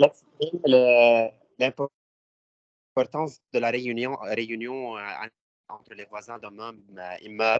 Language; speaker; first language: French; non-native, learner; Arabic